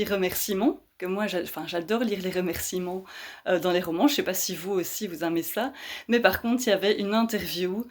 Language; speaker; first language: French; native; French